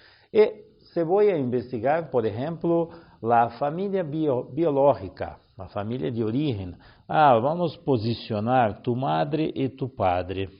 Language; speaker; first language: Spanish; non-native, learner; Portuguese